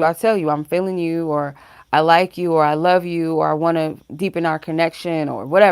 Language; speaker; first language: English; native; English